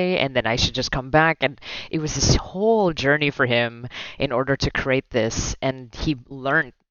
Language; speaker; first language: English; non-native, local second language; Filipino